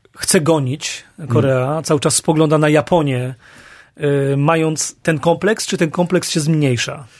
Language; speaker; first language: Polish; native; Polish